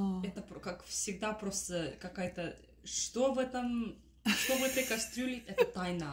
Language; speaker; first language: Russian; early bilingual, heritage; Russian